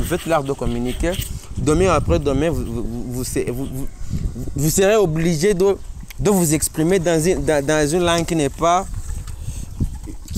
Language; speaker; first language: French; non-native, learner; Rundi